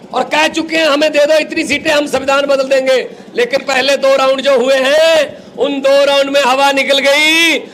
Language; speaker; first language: Hindi; non-native, local second language; Punjabi